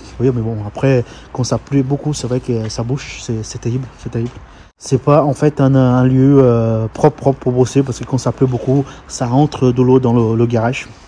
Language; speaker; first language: French; non-native, fluent; Portuguese